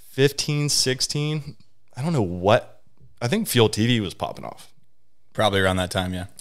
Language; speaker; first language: English; native; English